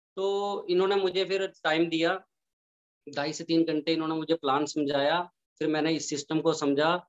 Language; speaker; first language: Hindi; native; Hindi